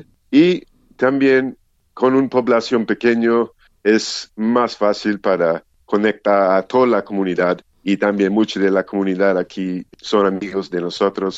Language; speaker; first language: Spanish; non-native, learner; English